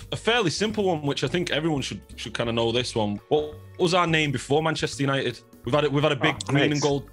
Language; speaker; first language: English; native; English